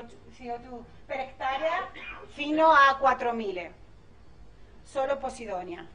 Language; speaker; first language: Italian; non-native, learner; Spanish